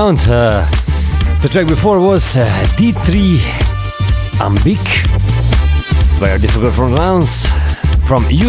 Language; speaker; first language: English; non-native, fluent; Slovenian